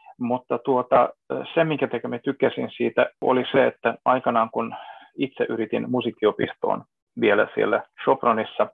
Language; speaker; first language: Finnish; non-native, fluent; Hungarian